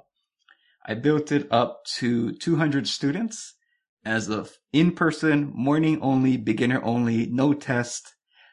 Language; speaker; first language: English; native; English